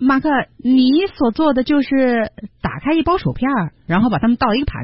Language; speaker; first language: Chinese; native; Chinese